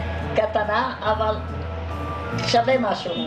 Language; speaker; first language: Hebrew; non-native, fluent; Hungarian